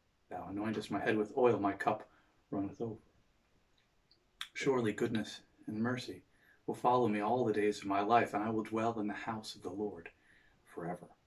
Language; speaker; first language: English; native; English